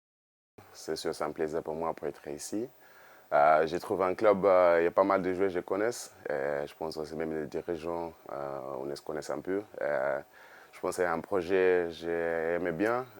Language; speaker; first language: French; non-native, fluent; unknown